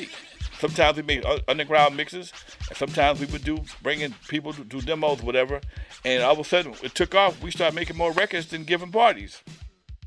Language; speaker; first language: English; native; English